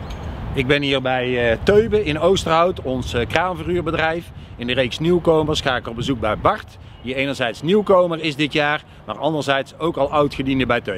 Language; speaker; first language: Dutch; native; Dutch